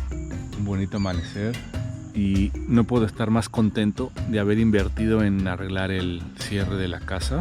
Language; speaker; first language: Spanish; native; Spanish